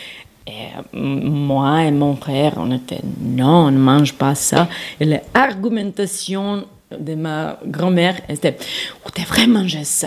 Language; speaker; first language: French; non-native, fluent; Serbian